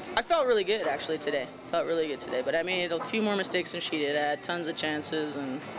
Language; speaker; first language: English; native; English